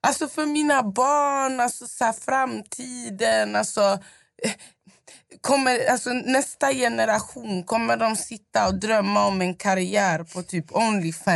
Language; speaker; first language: Swedish; non-native, local second language; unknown